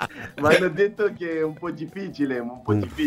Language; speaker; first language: Italian; non-native, learner; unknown